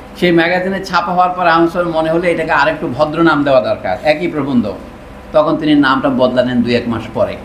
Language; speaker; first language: Bangla; non-native, local second language; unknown